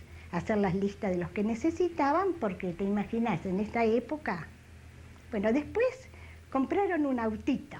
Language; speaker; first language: Spanish; native; Spanish